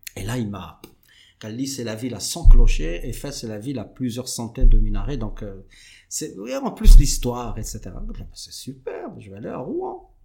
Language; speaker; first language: French; non-native, local second language; Arabic